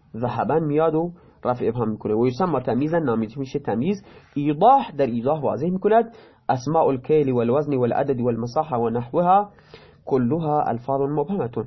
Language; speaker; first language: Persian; non-native, local second language; Baluchi